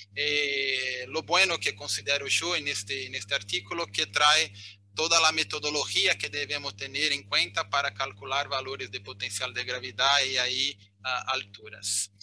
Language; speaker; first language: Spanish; non-native, fluent; Portuguese